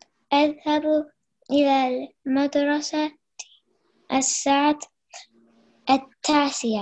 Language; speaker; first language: Arabic; non-native, learner; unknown